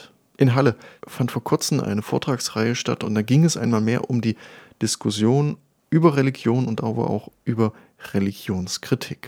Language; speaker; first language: German; native; German